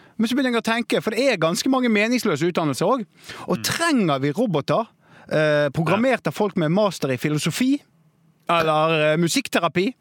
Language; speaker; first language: Norwegian; native; Norwegian